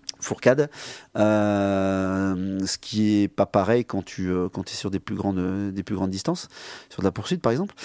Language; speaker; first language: French; native; French